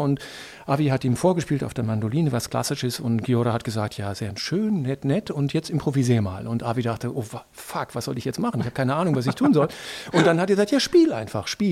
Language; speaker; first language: German; native; German